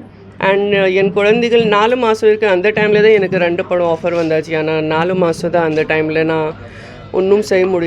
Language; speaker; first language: Tamil; non-native, local second language; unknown